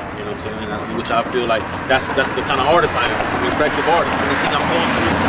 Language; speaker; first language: English; native; English